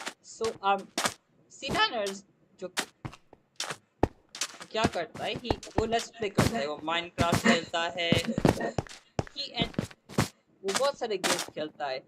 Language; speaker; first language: Hindi; non-native, local second language; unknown